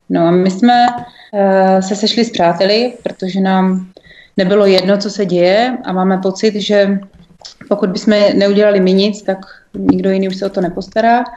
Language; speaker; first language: Czech; native; Czech